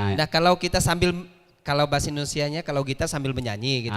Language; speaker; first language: Malay; native; Malay